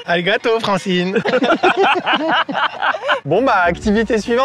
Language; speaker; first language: French; native; French